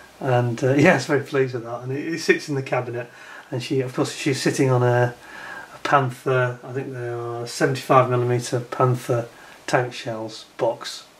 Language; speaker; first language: English; native; English